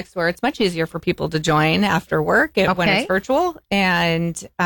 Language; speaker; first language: English; native; English